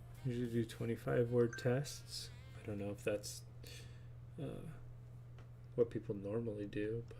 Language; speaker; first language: English; native; English